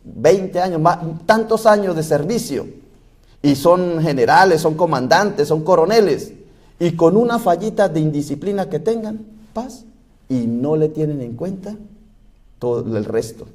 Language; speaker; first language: Spanish; native; Spanish